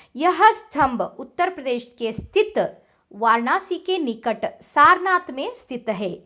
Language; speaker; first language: Hindi; non-native, local second language; Kannada